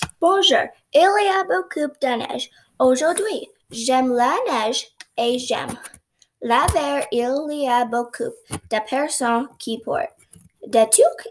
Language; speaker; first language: French; non-native, learner; English